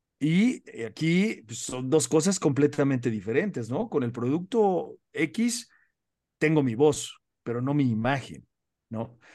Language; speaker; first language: Spanish; native; Spanish